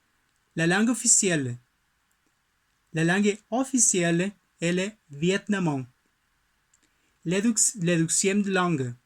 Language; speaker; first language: French; non-native, learner; Spanish